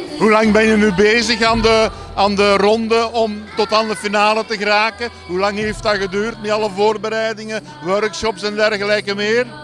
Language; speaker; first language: Dutch; native; Dutch